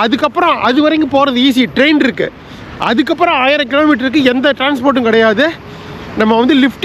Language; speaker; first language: English; non-native, local second language; Tamil